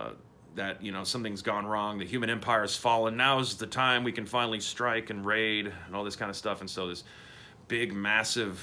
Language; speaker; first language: English; native; English